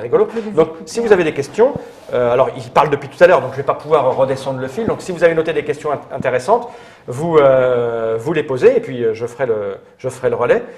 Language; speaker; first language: French; native; French